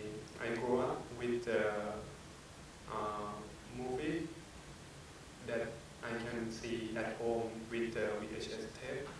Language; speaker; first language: English; non-native, fluent; Thai